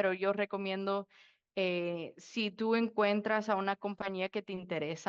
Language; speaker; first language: Spanish; early bilingual, heritage; Spanish